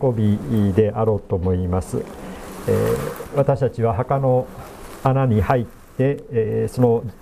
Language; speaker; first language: Japanese; native; Japanese